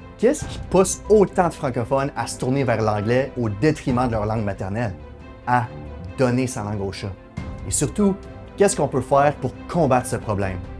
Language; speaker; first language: French; native; French